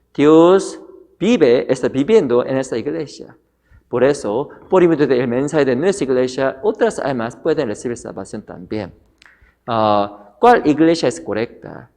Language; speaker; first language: Spanish; non-native, fluent; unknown